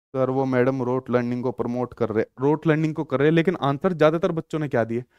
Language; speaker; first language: Hindi; native; Hindi